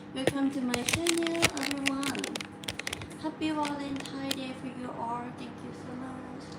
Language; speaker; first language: English; non-native, learner; Thai